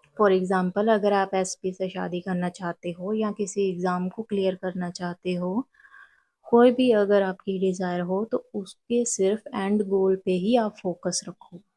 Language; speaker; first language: Hindi; non-native, local second language; Punjabi